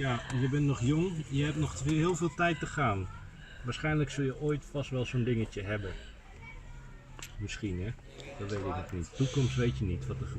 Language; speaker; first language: Dutch; native; Dutch